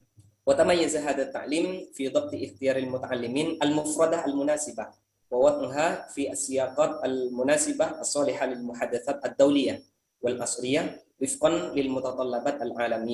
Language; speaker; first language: Arabic; non-native, fluent; Indonesian